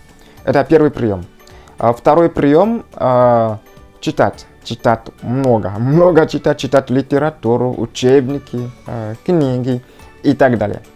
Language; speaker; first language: Russian; non-native, fluent; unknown